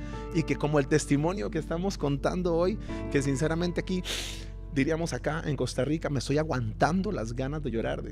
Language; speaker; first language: Spanish; native; Spanish